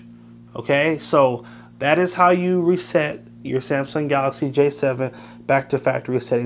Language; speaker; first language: English; native; English